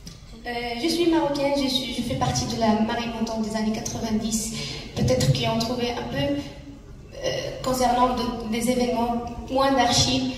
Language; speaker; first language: French; non-native, local second language; Arabic